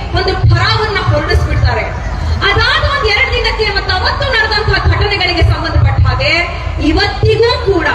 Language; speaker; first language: Kannada; native; Kannada